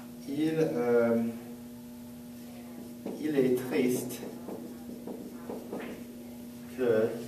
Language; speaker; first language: French; non-native, fluent; English